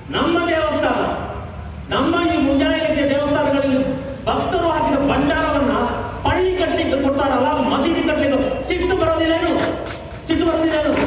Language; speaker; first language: Kannada; non-native, local second language; Kodava